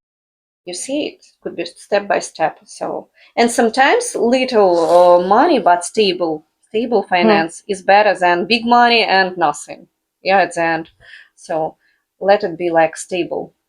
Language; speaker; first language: English; non-native, fluent; Russian